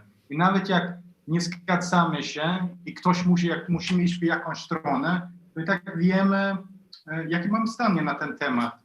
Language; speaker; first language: Polish; non-native, fluent; Swedish